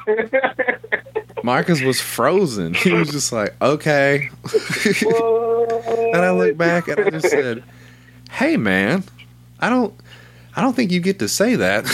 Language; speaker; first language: English; native; English